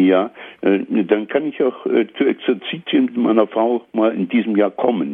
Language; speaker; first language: German; native; German